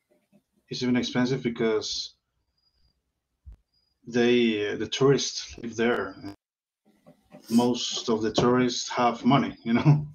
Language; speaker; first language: English; non-native, learner; Spanish